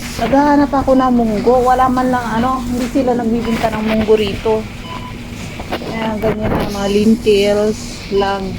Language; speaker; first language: Filipino; native; Filipino